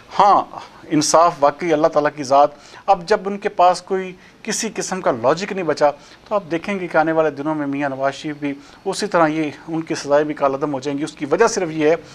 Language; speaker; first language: Urdu; native; Urdu